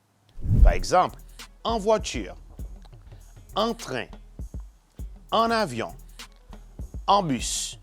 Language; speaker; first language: French; non-native, fluent; Spanish